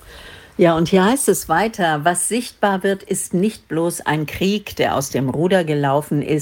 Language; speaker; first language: German; native; German